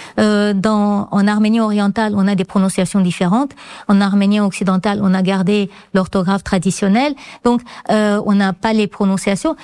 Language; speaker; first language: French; non-native, fluent; Armenian